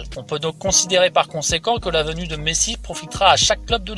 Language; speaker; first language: French; native; French